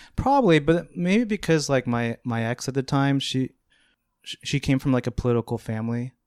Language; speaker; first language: English; native; English